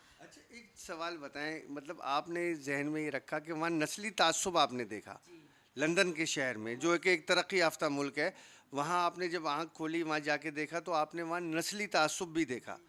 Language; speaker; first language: Urdu; native; Urdu